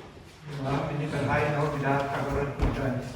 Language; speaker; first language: Welsh; native; Welsh